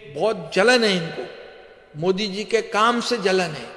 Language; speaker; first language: Hindi; non-native, local second language; Marathi